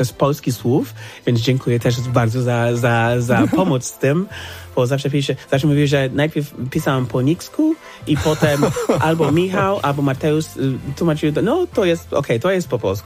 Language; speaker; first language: Polish; non-native, fluent; English